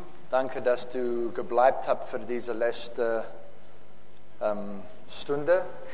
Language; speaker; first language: German; non-native, learner; English